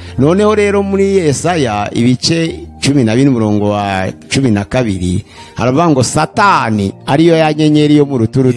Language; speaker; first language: Kinyarwanda; native; Kinyarwanda